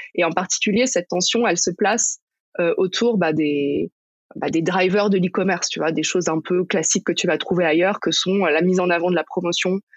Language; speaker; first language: French; native; French